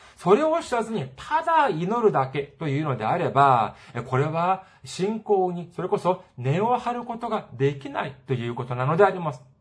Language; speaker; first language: Japanese; non-native, fluent; Korean